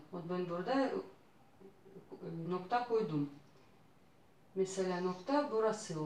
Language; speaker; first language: Turkish; non-native, learner; Russian